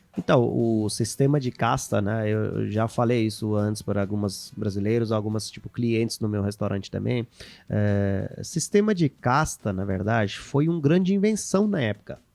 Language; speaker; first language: Portuguese; non-native, fluent; Hindi